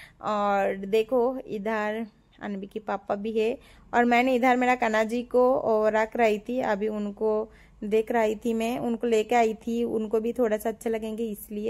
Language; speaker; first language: Hindi; non-native, local second language; Bangla